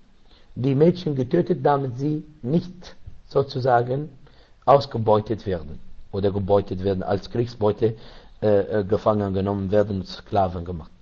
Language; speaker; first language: German; non-native, learner; Arabic